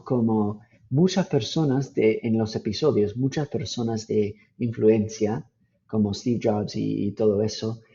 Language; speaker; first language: Spanish; non-native, fluent; English